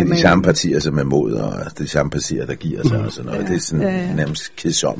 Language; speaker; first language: Danish; non-native, fluent; Hebrew